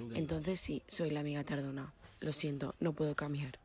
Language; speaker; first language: Spanish; non-native, fluent; English